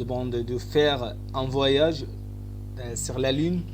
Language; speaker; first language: French; non-native, fluent; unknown